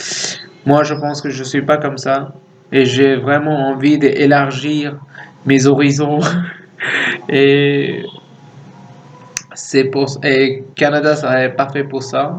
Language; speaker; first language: French; non-native, fluent; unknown